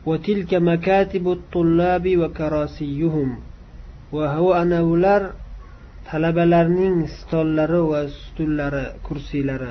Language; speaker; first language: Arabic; non-native, fluent; Uzbek